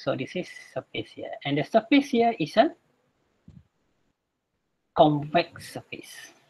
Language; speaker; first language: English; non-native, local second language; Malay